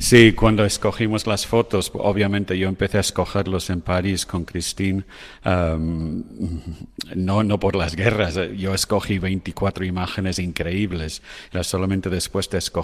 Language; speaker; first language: Spanish; non-native, fluent; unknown